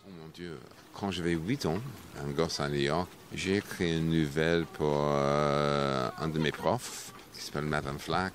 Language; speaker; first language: French; non-native, fluent; English